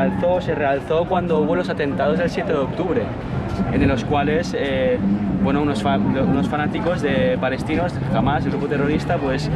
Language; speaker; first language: Spanish; native; Spanish